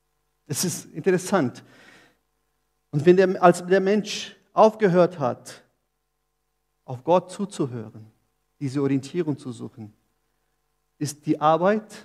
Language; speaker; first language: German; non-native, fluent; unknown